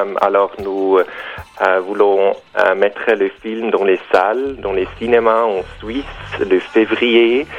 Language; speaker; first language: French; non-native, learner; German